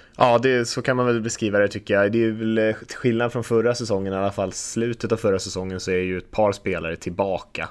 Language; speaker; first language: Swedish; native; Swedish